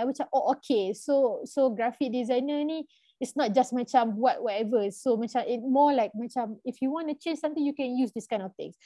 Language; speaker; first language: English; non-native, local second language; Malay